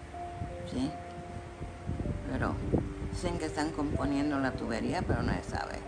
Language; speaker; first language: Spanish; native; Spanish